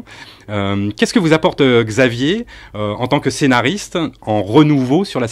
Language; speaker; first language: French; native; French